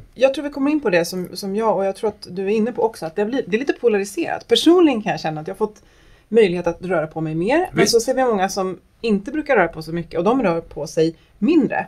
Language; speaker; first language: Swedish; native; Swedish